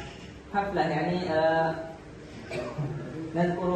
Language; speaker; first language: Arabic; non-native, learner; Indonesian